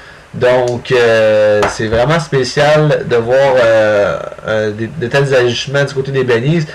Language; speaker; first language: French; native; French